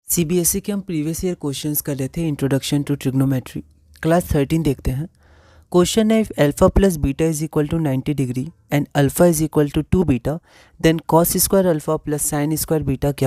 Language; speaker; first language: Hindi; native; Hindi